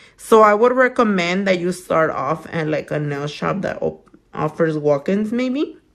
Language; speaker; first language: English; early bilingual, other home language; Spanish